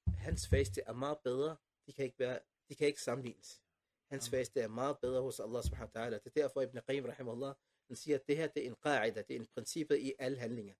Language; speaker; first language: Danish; non-native, fluent; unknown